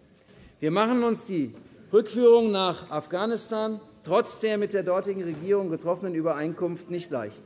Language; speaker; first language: German; native; German